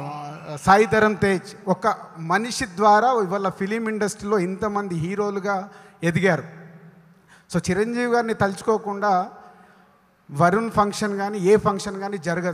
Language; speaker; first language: Telugu; native; Telugu